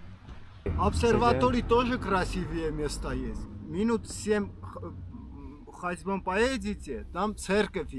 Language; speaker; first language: Russian; non-native, fluent; Armenian